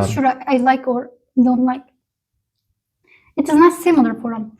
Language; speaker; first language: English; non-native, learner; Turkish